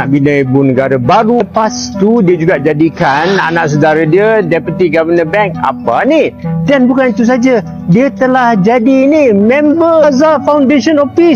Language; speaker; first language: Malay; native; Malay